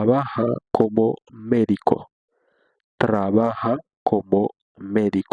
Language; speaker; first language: Spanish; non-native, fluent; Haitian Creole